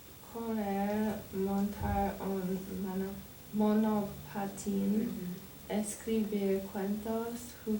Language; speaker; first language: Spanish; non-native, learner; English